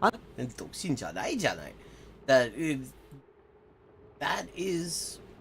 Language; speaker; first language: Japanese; non-native, fluent; English